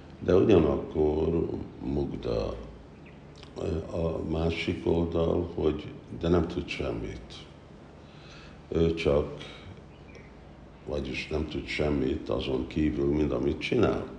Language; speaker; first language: Hungarian; early bilingual, heritage; Hungarian